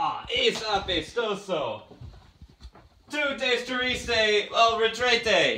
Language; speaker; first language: Spanish; non-native, learner; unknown